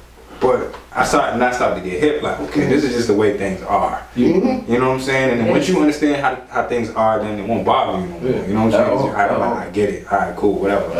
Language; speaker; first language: English; native; English